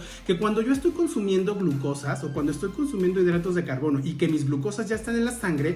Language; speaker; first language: Spanish; native; Spanish